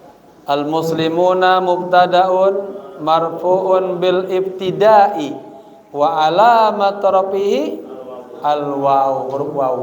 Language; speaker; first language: Arabic; non-native, fluent; Indonesian